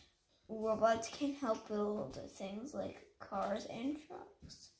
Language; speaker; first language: English; native; English